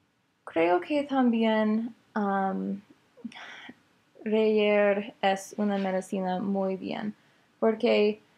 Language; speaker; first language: Spanish; non-native, learner; English